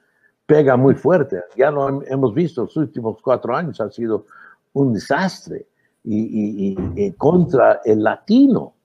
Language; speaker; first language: Spanish; early bilingual, heritage; Spanish